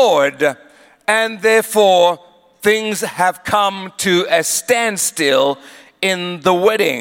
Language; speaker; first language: English; non-native, local second language; Swati